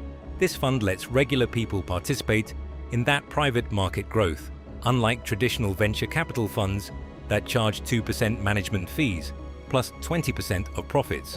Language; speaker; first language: English; native; English